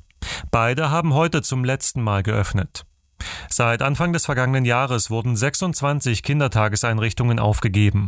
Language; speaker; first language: German; native; German